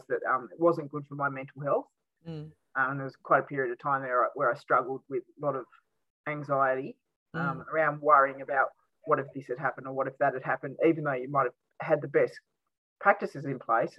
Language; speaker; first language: English; native; English